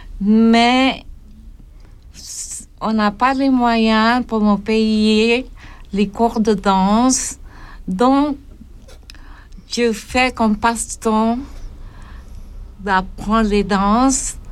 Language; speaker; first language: French; non-native, learner; Filipino